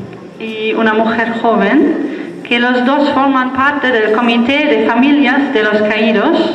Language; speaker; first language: Spanish; non-native, fluent; German